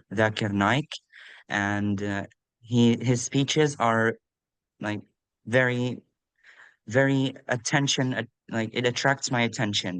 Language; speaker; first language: English; non-native, fluent; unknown